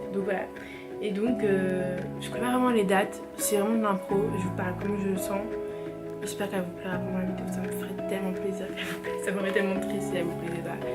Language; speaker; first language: French; early bilingual, other home language; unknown